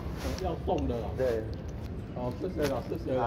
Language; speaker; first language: Chinese; non-native, learner; Filipino